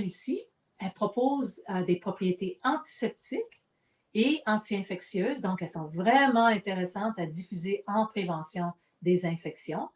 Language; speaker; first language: French; native; French